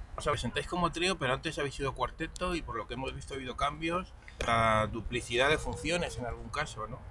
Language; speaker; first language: Spanish; native; Spanish